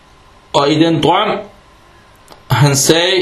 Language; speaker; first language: Danish; early bilingual, other home language; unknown